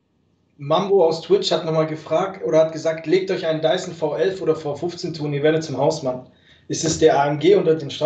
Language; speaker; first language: German; native; German